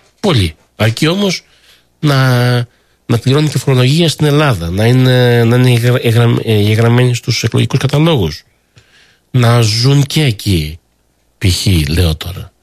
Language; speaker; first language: Greek; early bilingual, heritage; Greek